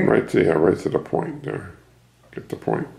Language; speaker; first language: English; native; English